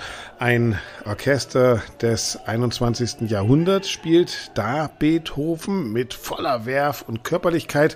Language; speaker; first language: German; native; German